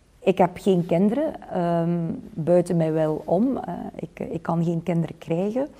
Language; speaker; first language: Dutch; native; Dutch